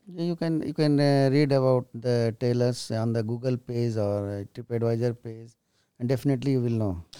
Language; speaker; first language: English; non-native, local second language; Hindi